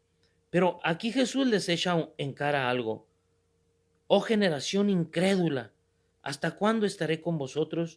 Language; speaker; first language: Spanish; native; Spanish